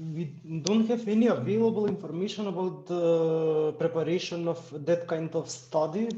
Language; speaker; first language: English; non-native, fluent; Macedonian